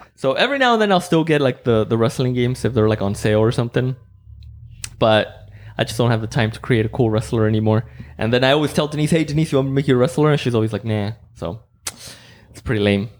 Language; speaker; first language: English; non-native, fluent; Spanish